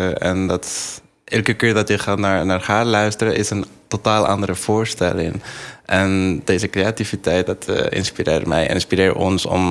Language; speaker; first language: Dutch; non-native, fluent; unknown